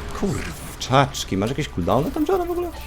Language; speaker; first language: Polish; native; Polish